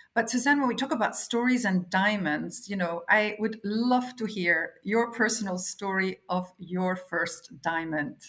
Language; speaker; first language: English; non-native, fluent; Dutch